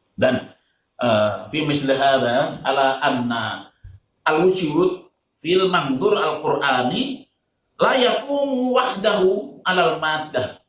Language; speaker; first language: Arabic; non-native, fluent; Indonesian